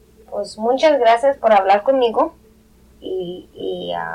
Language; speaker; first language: Spanish; early bilingual, other home language; English